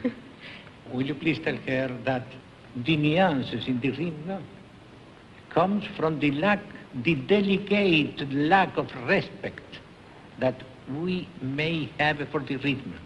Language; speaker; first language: English; non-native, learner; Spanish